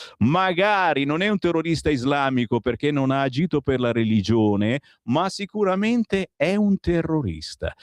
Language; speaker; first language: Italian; native; Italian